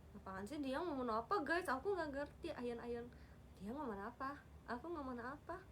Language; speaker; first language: Indonesian; non-native, learner; Japanese